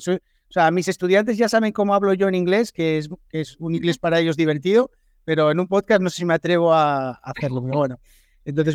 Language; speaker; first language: Spanish; native; Spanish